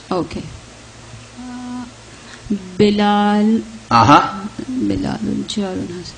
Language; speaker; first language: Arabic; non-native, learner; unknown